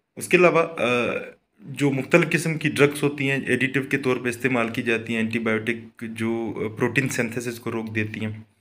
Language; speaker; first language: Urdu; non-native, local second language; Sindhi